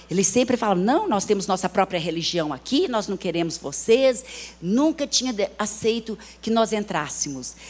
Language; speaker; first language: Portuguese; early bilingual, other home language; English